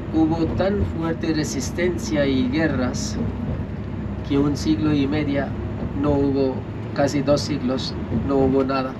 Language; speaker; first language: Spanish; non-native, fluent; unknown